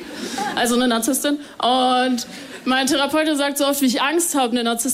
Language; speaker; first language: German; early bilingual, other home language; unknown